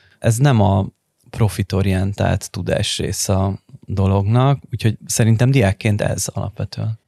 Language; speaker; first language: Hungarian; native; Hungarian